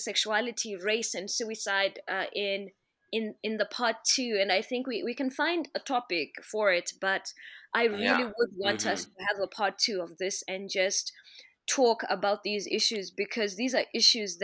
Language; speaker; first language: English; non-native, local second language; Shona